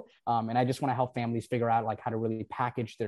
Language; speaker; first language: English; non-native, local second language; Nepali